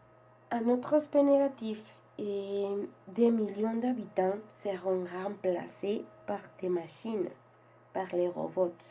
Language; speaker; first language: French; non-native, learner; Spanish